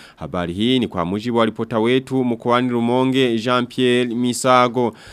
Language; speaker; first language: Swahili; non-native, local second language; Rundi